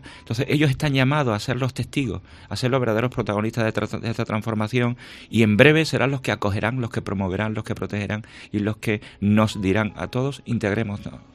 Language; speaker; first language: Spanish; native; Spanish